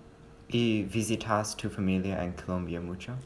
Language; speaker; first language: Spanish; non-native, learner; English